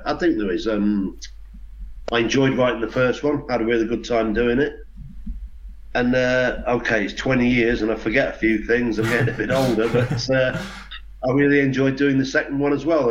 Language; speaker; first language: English; native; English